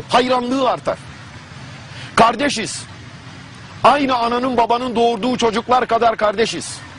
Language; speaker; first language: Turkish; non-native, fluent; German